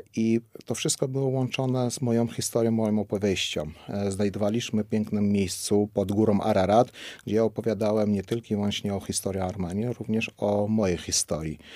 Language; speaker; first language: Polish; non-native, fluent; Armenian